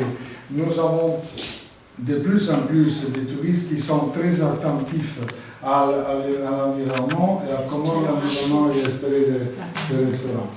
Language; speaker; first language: French; non-native, learner; Italian